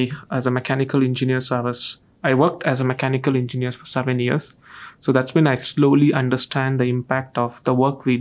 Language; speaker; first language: English; non-native, local second language; Tamil